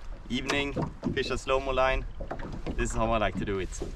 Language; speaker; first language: English; non-native, fluent; Swedish